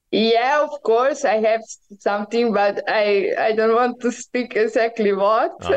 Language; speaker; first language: English; non-native, learner; Croatian